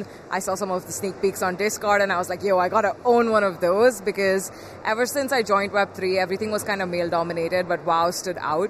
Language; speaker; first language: English; native; English